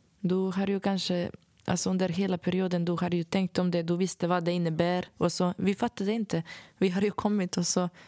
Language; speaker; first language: Swedish; non-native, fluent; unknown